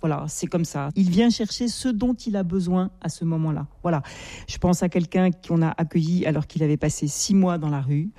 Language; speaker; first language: French; native; French